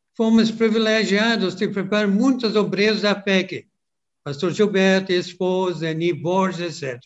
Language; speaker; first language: Portuguese; non-native, fluent; English